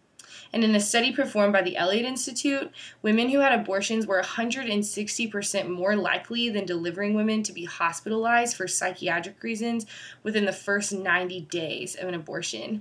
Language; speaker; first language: English; native; English